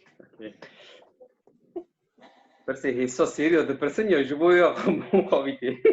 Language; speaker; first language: French; non-native, learner; Kurdish